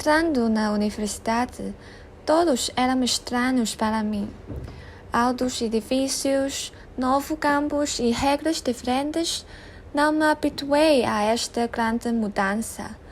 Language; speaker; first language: Portuguese; non-native, learner; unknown